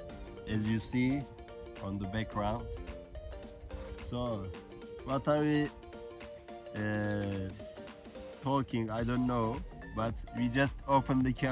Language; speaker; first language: English; non-native, fluent; Turkish